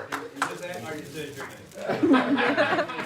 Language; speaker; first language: English; native; English